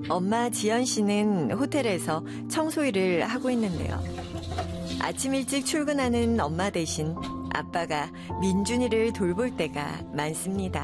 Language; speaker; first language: Korean; native; Korean